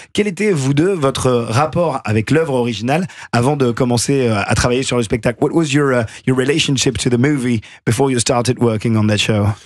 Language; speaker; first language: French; native; French